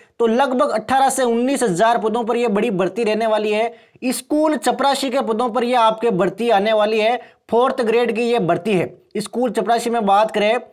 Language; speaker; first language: Hindi; native; Hindi